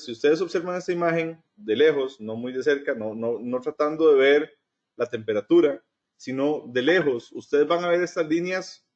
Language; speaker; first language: Spanish; native; Spanish